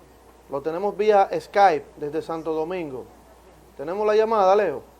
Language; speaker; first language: Spanish; native; Spanish